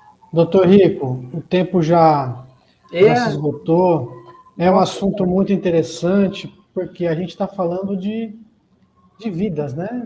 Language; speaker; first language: Portuguese; native; Portuguese